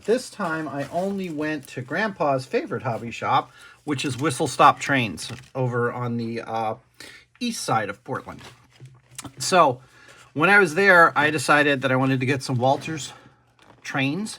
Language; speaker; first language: English; native; English